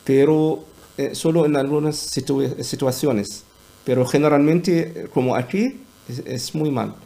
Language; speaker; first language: Spanish; non-native, learner; Arabic